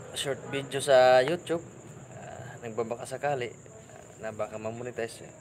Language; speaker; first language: Filipino; non-native, local second language; Masbatenyo